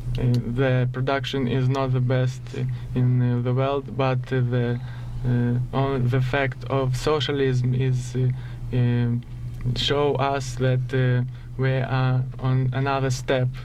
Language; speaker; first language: English; non-native, learner; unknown